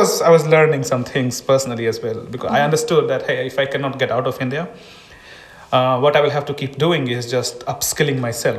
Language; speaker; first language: English; non-native, local second language; Hindi